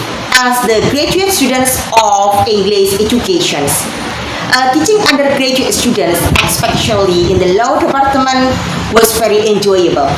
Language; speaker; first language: English; non-native, fluent; Javanese